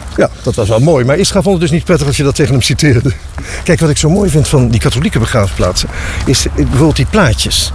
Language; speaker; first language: Dutch; native; Dutch